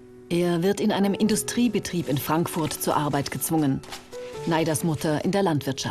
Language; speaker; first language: German; native; German